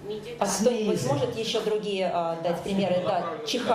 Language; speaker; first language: Russian; native; Russian